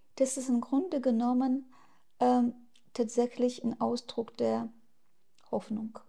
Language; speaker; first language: German; non-native, fluent; Russian